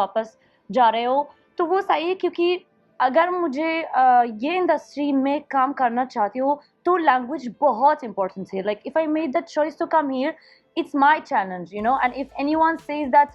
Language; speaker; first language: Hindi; non-native, learner; Arabic